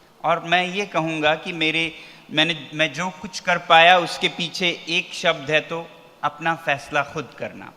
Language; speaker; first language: Hindi; non-native, local second language; Ladakhi